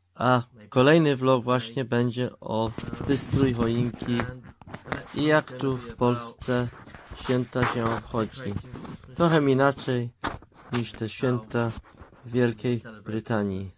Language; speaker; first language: Polish; non-native, learner; English